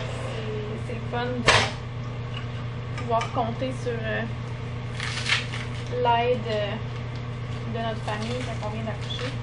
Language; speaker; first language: French; native; French